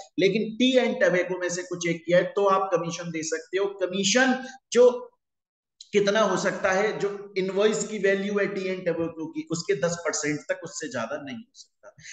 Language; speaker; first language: Hindi; native; Hindi